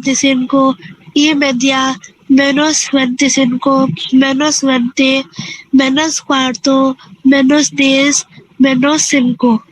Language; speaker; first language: Spanish; non-native, learner; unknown